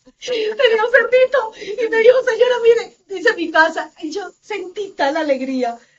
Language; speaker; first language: Spanish; native; Spanish